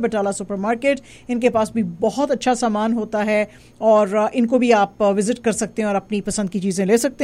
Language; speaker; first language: Hindi; native; Hindi